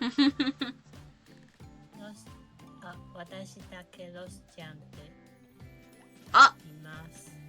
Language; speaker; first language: Japanese; non-native, learner; Chinese